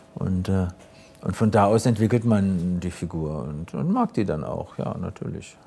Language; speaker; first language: German; native; German